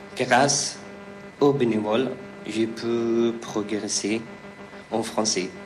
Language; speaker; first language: French; non-native, fluent; Persian